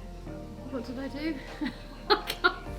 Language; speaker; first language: English; native; English